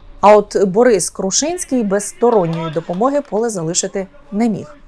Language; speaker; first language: Ukrainian; native; Ukrainian